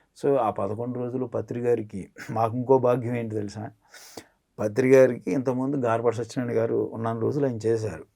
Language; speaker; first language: Telugu; native; Telugu